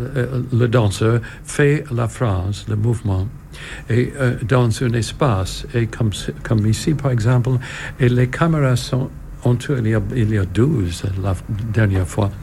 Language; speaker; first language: French; non-native, learner; English